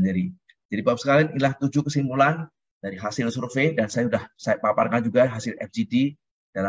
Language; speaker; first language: Indonesian; native; Indonesian